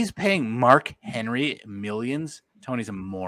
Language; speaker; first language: English; native; English